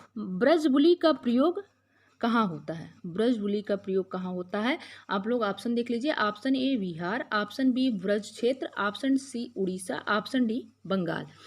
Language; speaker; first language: Hindi; native; Hindi